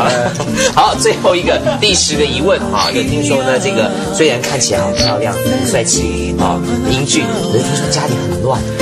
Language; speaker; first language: Chinese; native; Chinese